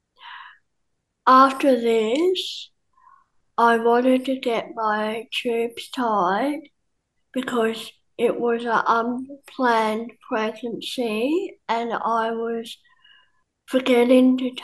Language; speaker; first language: English; native; English